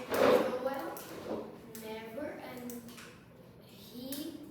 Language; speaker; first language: English; non-native, learner; Portuguese